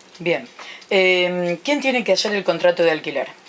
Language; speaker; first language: Spanish; native; Spanish